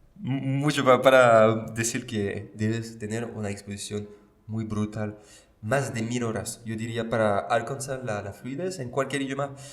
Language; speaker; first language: Spanish; non-native, fluent; French